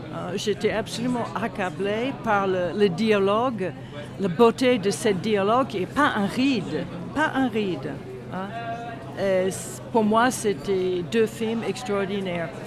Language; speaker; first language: French; non-native, fluent; English